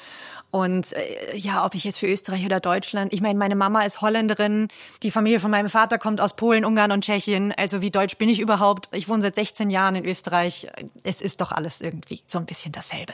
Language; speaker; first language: German; native; German